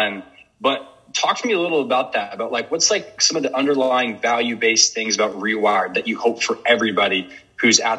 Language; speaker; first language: English; native; English